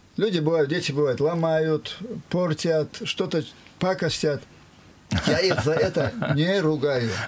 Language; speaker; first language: Russian; non-native, local second language; Avaric